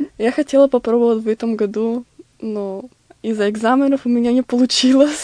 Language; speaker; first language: Russian; non-native, fluent; Macedonian